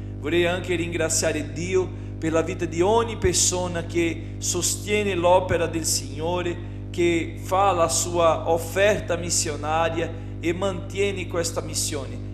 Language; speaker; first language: Italian; non-native, fluent; Portuguese